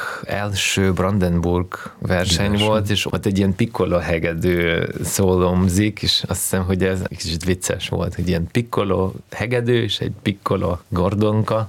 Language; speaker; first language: Hungarian; early bilingual, heritage; Russian